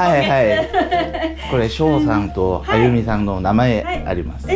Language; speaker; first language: Japanese; non-native, learner; Korean